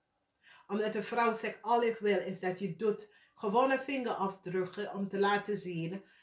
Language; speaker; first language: Dutch; non-native, fluent; English